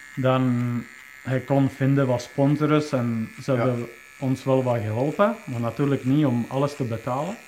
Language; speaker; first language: Dutch; non-native, fluent; Czech